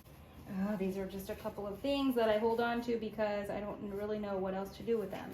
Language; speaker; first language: English; native; English